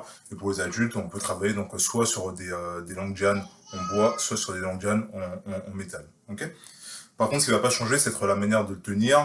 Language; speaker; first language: French; native; French